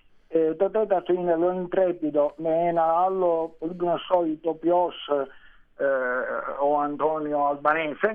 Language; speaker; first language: Greek; non-native, learner; Italian